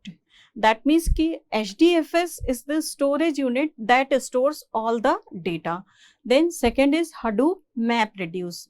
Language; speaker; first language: English; non-native, local second language; Hindi